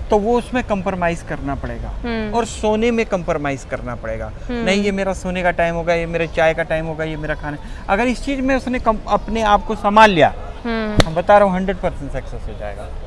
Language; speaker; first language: Hindi; native; Hindi